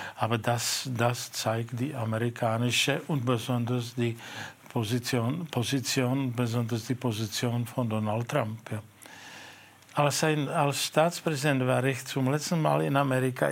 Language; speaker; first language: German; non-native, fluent; Czech